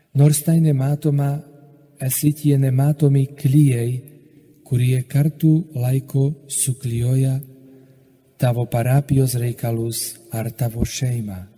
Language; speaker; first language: Lithuanian; non-native, fluent; Slovak